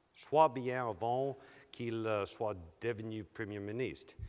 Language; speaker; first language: French; non-native, local second language; English